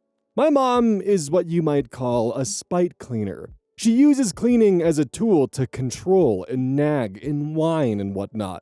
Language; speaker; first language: English; native; English